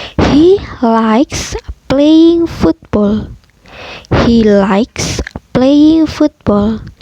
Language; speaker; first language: English; non-native, fluent; Indonesian